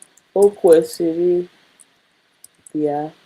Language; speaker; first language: Igbo; non-native, learner; English